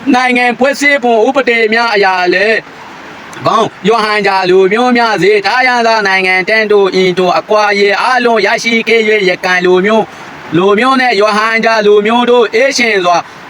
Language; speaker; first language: Burmese; non-native, local second language; Rohingya